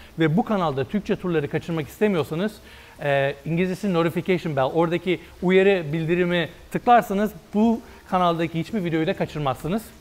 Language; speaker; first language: Turkish; early bilingual, heritage; Turkish